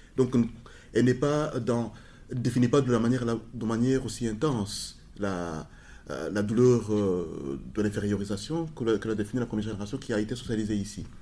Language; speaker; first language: French; non-native, local second language; Kinyarwanda